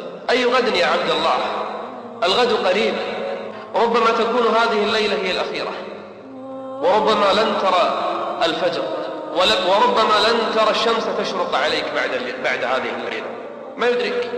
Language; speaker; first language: Arabic; native; Arabic